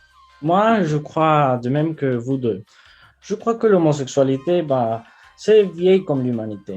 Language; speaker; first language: French; non-native, fluent; Spanish